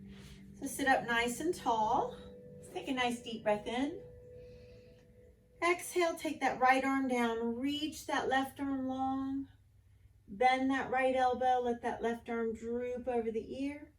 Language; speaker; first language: English; native; English